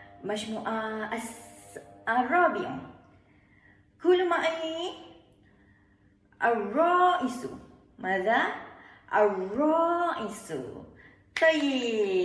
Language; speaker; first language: Arabic; non-native, learner; Malay